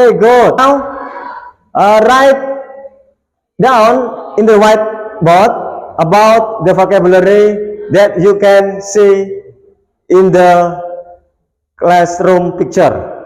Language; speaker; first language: English; non-native, learner; Indonesian